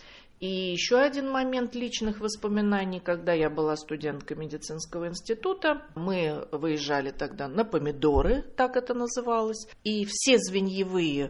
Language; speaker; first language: Russian; native; Russian